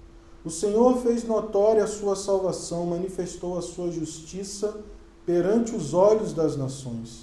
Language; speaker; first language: Portuguese; native; Portuguese